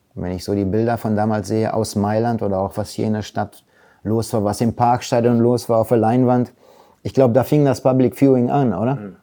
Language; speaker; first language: German; early bilingual, other home language; Polish